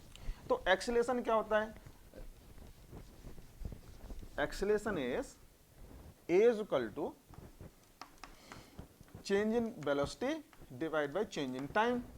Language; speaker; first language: Hindi; native; Hindi